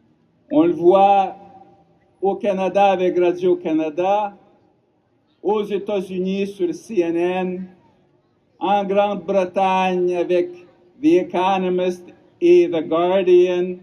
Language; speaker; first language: French; non-native, local second language; Ukrainian